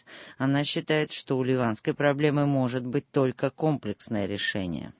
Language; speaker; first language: Russian; native; Russian